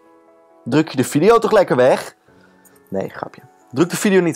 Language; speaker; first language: Dutch; native; Dutch